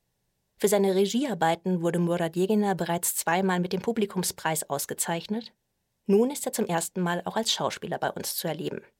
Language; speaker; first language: German; native; German